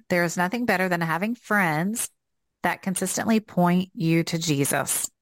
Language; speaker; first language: English; native; English